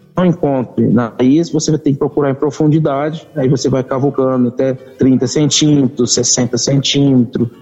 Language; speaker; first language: Portuguese; native; Portuguese